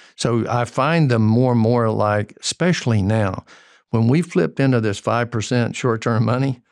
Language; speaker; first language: English; native; English